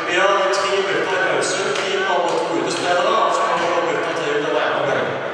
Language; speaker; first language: Norwegian; native; Norwegian